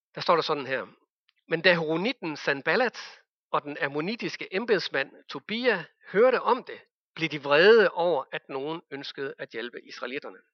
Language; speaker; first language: Danish; native; Danish